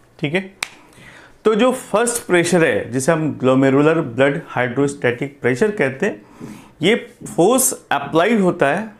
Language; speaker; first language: Hindi; non-native, local second language; Gujarati